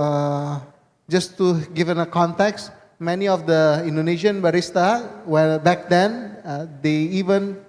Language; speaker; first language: English; non-native, fluent; Indonesian